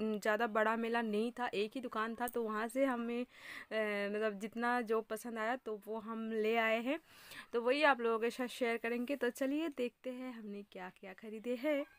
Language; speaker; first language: Hindi; non-native, local second language; Bangla